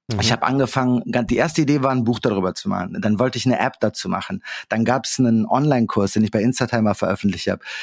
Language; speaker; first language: German; early bilingual, other home language; Arabic